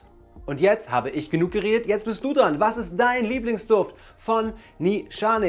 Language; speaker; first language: German; native; German